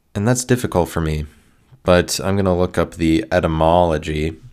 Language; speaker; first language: English; native; English